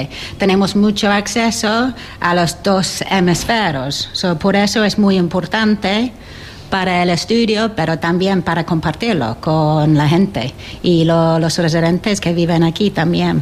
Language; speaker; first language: Spanish; non-native, learner; English